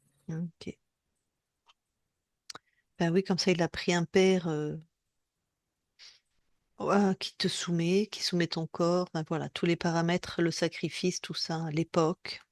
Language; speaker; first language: French; native; French